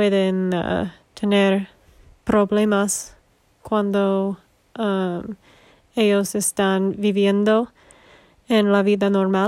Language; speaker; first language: Spanish; non-native, learner; English